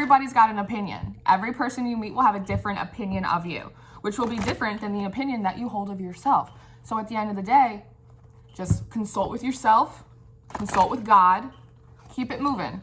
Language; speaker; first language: English; native; English